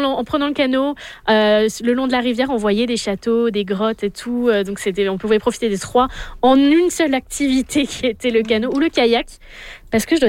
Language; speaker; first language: French; native; French